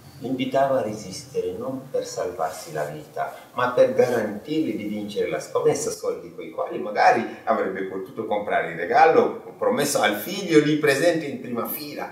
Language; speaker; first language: Italian; non-native, fluent; Wolof